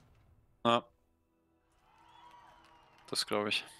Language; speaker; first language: German; native; German